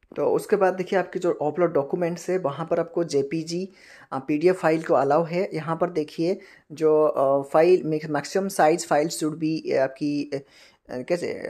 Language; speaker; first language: Hindi; non-native, local second language; Bangla